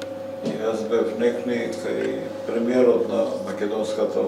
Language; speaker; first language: Macedonian; native; Macedonian